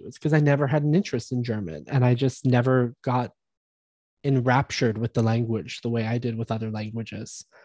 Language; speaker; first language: English; native; English